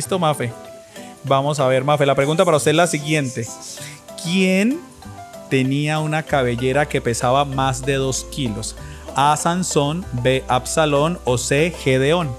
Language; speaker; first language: Spanish; native; Spanish